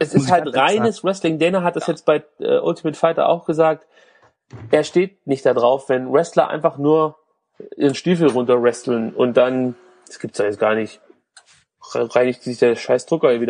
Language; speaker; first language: German; native; German